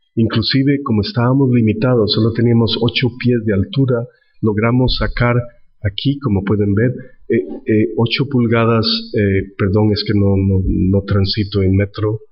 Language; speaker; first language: Spanish; native; Spanish